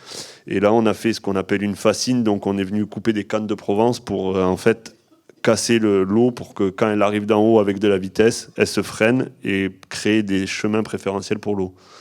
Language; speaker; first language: French; native; French